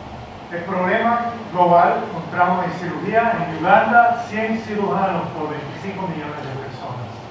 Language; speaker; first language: Spanish; early bilingual, heritage; Spanish